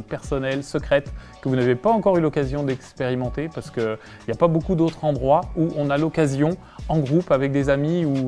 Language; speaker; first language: French; native; French